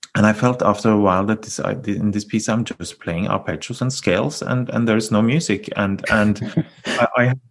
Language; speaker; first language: English; non-native, fluent; Norwegian